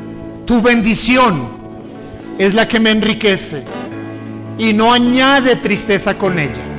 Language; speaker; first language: Spanish; native; Spanish